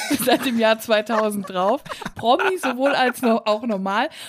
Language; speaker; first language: German; native; German